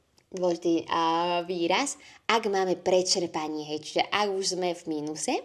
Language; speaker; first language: Slovak; native; Slovak